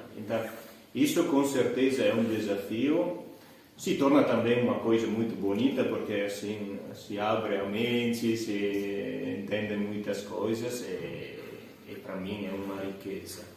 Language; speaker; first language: Portuguese; non-native, fluent; Italian